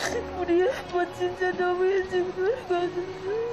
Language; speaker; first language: Korean; non-native, learner; Nepali